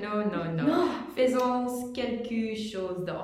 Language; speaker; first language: French; non-native, learner; English